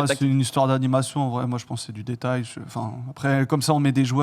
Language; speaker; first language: French; native; French